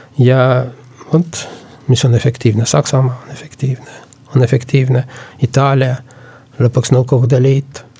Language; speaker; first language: Estonian; non-native, local second language; Russian